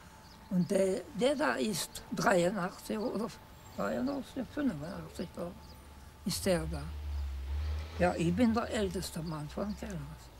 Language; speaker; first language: Dutch; non-native, local second language; German